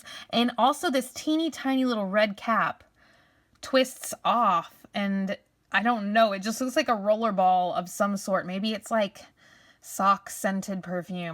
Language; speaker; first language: English; native; English